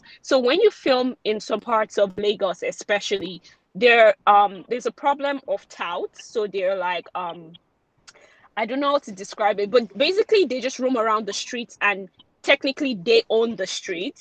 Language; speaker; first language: English; non-native, local second language; Yoruba